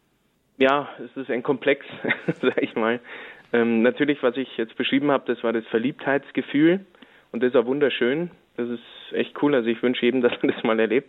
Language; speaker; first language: German; native; German